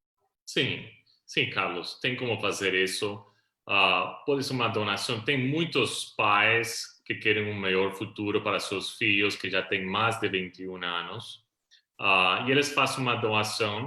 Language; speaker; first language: Portuguese; non-native, fluent; Spanish